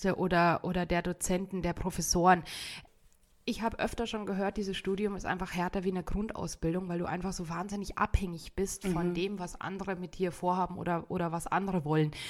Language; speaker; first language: German; native; German